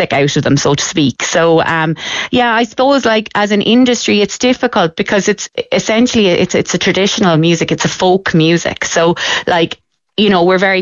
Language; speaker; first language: English; native; English